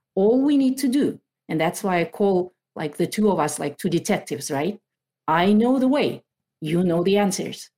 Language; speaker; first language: English; non-native, fluent; Kazakh